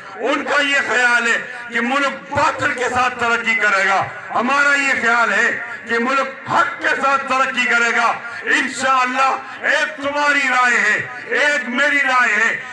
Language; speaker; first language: Urdu; non-native, local second language; Pashto